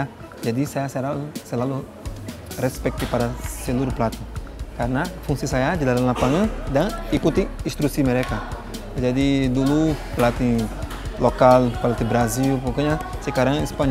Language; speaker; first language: Indonesian; non-native, fluent; Portuguese